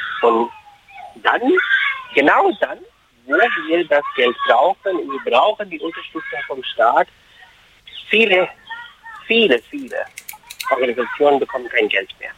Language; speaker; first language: German; non-native, fluent; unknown